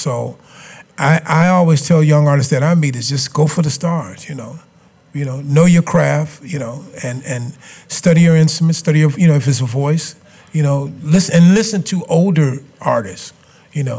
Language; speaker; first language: English; native; English